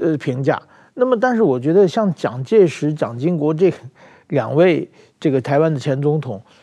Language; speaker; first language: Chinese; non-native, fluent; Japanese